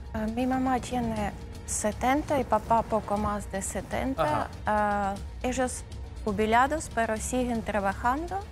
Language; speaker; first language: Spanish; non-native, learner; Ukrainian